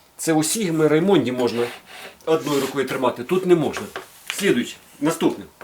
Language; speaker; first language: Ukrainian; non-native, local second language; Russian